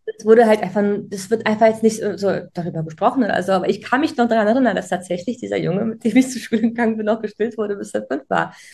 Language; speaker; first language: German; early bilingual, other home language; Croatian